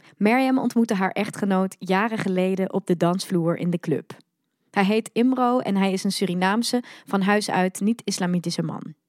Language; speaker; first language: Dutch; early bilingual, other home language; Arabic